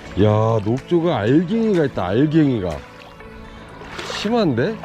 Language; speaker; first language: Korean; native; Korean